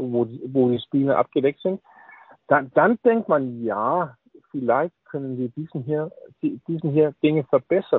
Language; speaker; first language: German; non-native, learner; Danish